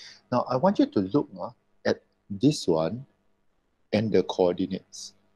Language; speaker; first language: English; non-native, local second language; Malay